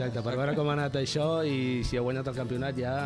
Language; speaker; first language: Catalan; native; Catalan